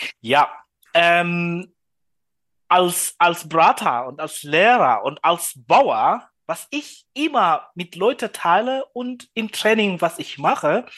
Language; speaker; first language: German; non-native, learner; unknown